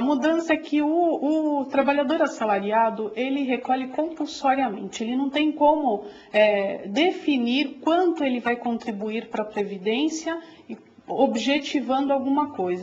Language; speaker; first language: Portuguese; native; Portuguese